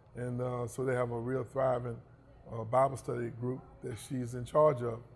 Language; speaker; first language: English; native; English